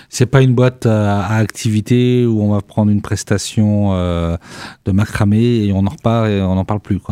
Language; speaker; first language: French; native; French